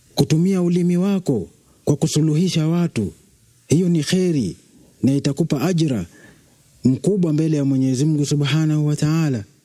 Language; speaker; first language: Swahili; native; Swahili